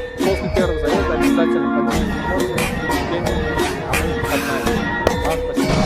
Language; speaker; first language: Russian; non-native, fluent; Turkmen